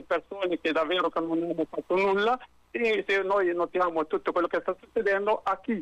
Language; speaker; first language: Italian; non-native, fluent; Arabic